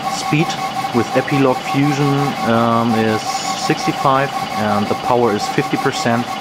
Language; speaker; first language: English; non-native, fluent; German